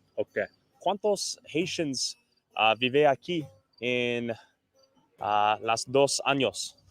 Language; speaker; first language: Spanish; non-native, learner; English